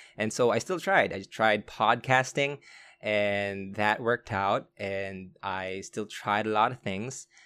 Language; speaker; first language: English; non-native, local second language; Filipino